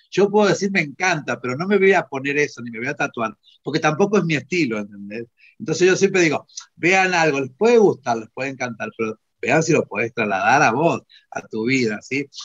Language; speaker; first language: Spanish; non-native, fluent; Italian